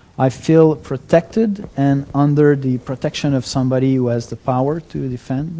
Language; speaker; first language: English; non-native, fluent; French